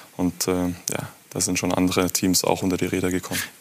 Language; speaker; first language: German; native; German